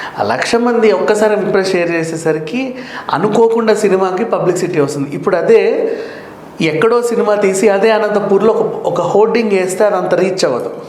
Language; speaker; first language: Telugu; native; Telugu